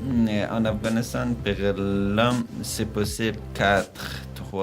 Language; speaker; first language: French; non-native, learner; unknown